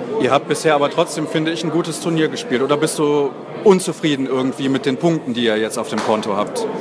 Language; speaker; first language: German; native; German